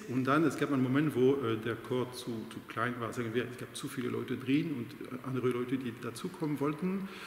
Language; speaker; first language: German; non-native, fluent; French